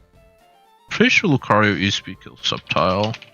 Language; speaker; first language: English; native; English